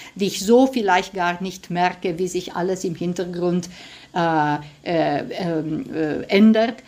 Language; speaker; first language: German; non-native, fluent; Romanian